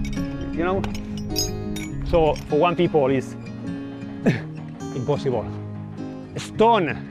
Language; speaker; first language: English; non-native, learner; Spanish